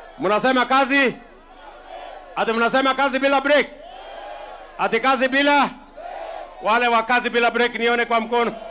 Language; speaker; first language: Swahili; non-native, local second language; Kalenjin